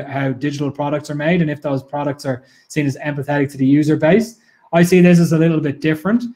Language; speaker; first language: English; native; English